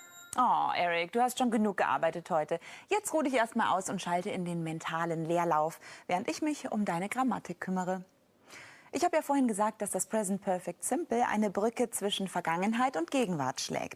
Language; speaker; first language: German; native; German